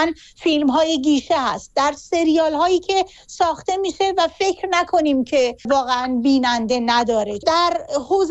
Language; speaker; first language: Persian; native; Persian